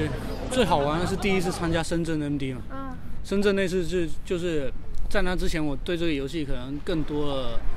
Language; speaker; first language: Chinese; native; Chinese